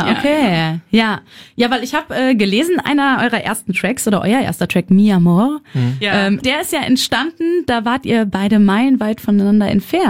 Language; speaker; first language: German; native; German